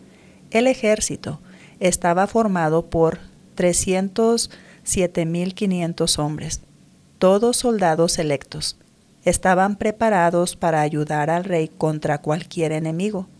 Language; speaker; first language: Spanish; native; Spanish